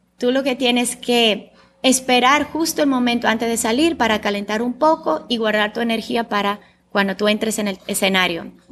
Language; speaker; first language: Spanish; early bilingual, other home language; Bulgarian